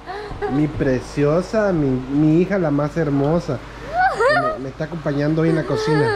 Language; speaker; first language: Spanish; native; Spanish